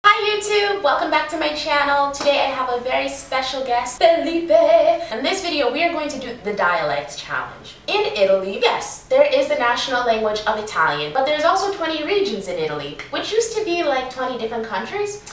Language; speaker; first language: English; native; English